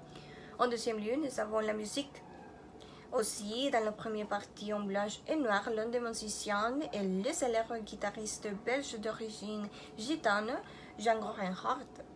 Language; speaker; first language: French; non-native, learner; Spanish